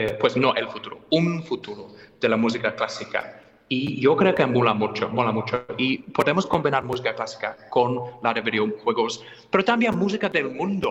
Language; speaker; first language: Spanish; non-native, fluent; English